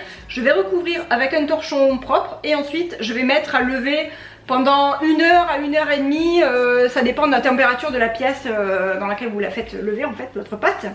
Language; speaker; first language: French; native; French